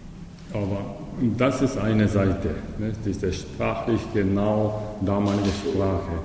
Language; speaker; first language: German; non-native, learner; Japanese